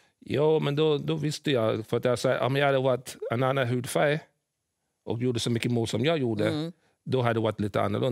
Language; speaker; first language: Swedish; early bilingual, other home language; English